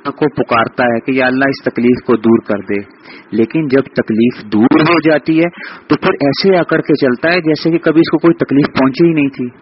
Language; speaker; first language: Urdu; native; Urdu